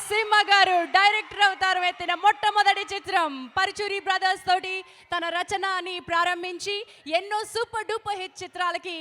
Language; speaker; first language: Telugu; native; Telugu